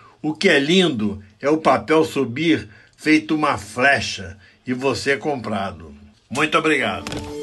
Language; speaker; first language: Portuguese; native; Portuguese